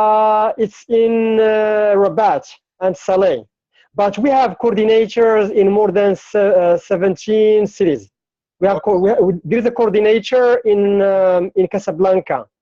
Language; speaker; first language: English; non-native, fluent; Arabic